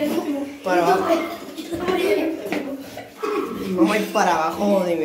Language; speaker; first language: Spanish; native; Spanish